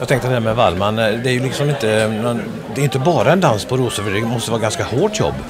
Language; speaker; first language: Swedish; native; Swedish